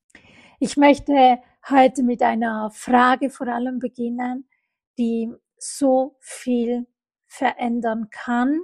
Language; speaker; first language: German; non-native, fluent; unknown